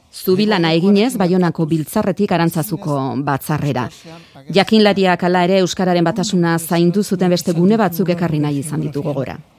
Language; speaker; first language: Basque; native; Basque